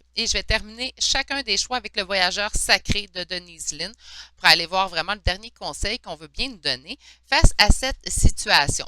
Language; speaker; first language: French; native; French